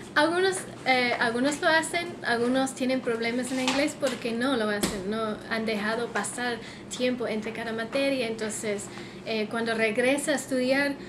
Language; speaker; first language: Spanish; non-native, fluent; English